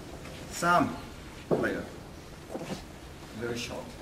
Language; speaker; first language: English; non-native, learner; German